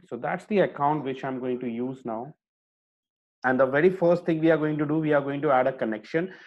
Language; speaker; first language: English; non-native, local second language; Hindi